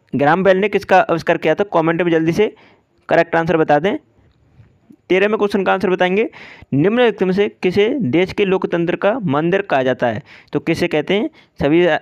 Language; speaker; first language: Hindi; native; Hindi